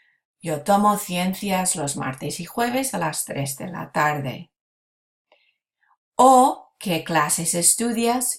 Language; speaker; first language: Spanish; non-native, fluent; English